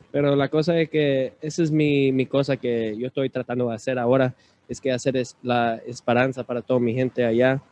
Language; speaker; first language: Spanish; early bilingual, other home language; English